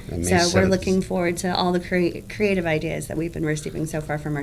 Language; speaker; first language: English; native; English